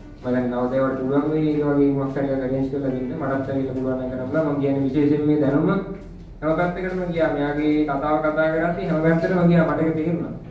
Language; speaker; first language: Sinhala; native; Sinhala